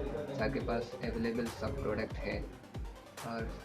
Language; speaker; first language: Hindi; non-native, learner; Bangla